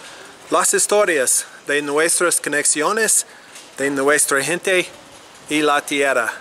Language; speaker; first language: Spanish; non-native, learner; English